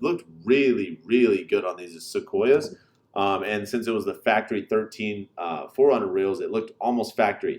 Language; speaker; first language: English; native; English